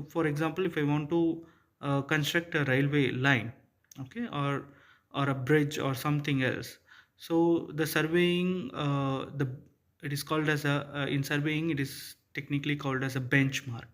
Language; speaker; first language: English; non-native, local second language; Tamil